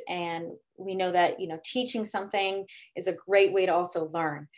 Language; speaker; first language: English; native; English